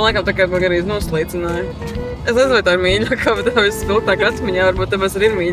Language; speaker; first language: Latvian; native; Latvian